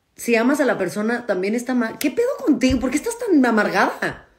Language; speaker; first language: Spanish; native; Spanish